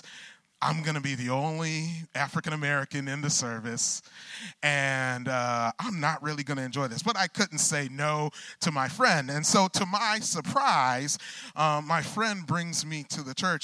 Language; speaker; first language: English; native; English